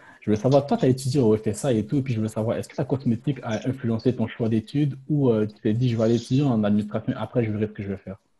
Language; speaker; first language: French; native; French